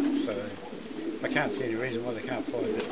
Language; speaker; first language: English; native; English